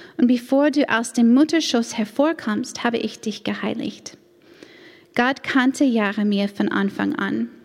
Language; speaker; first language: German; non-native, fluent; English